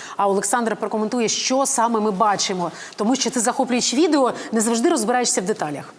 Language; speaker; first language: Ukrainian; native; Ukrainian